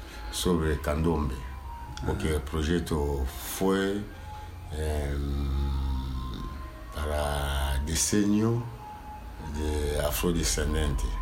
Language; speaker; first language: Spanish; non-native, learner; Lingala